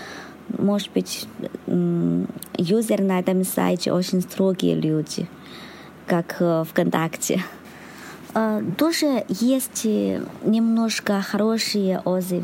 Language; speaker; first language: Russian; non-native, learner; Chinese